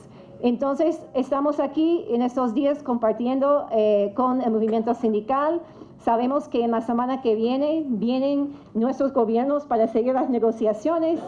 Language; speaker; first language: Spanish; non-native, fluent; English